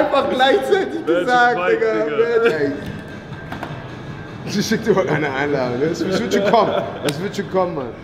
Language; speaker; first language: German; native; German